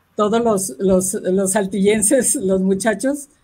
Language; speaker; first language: Spanish; native; Spanish